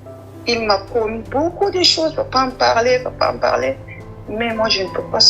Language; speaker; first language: French; non-native, learner; Arabic